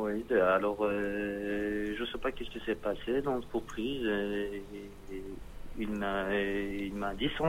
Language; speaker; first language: French; non-native, learner; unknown